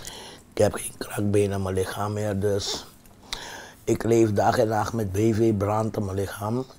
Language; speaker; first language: Dutch; non-native, fluent; Papiamento